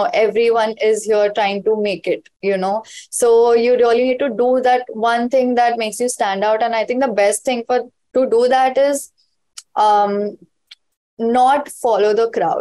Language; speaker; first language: English; non-native, local second language; Hindi